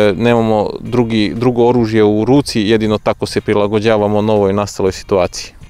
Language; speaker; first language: Croatian; non-native, local second language; Hungarian